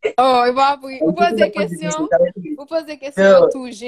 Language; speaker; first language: French; non-native, local second language; Haitian Creole